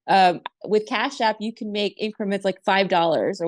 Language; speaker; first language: English; native; English